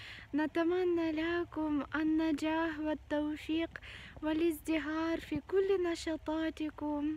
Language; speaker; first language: Arabic; non-native, fluent; Ukrainian